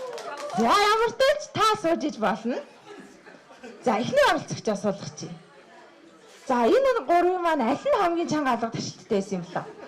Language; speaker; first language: Mongolian; native; Mongolian